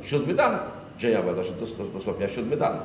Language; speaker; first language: Polish; native; Polish